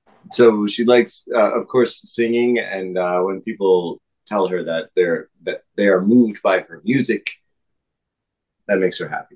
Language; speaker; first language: English; native; English